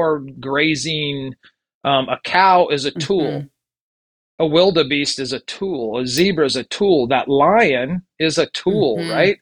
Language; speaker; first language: English; native; English